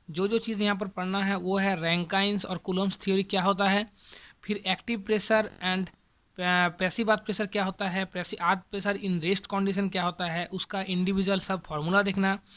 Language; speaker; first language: Hindi; non-native, local second language; Bangla